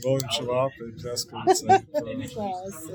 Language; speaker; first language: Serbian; early bilingual, heritage; Serbian